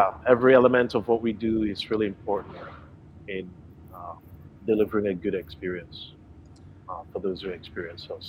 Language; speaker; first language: English; non-native, local second language; Igbo